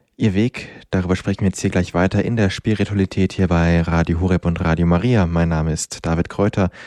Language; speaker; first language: German; native; German